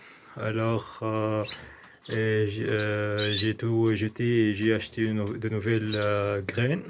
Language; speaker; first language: French; non-native, local second language; Arabic